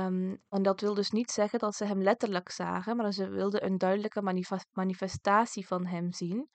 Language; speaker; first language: Dutch; early bilingual, other home language; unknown